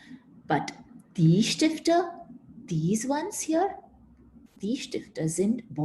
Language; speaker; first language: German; non-native, fluent; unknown